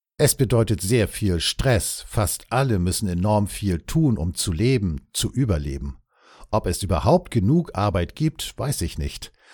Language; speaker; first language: German; native; German